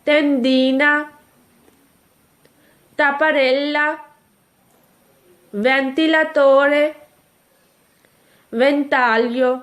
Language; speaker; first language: Italian; non-native, fluent; Urdu